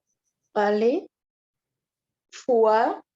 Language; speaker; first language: English; non-native, learner; Hungarian